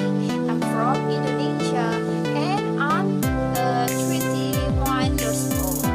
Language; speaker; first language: English; non-native, learner; Indonesian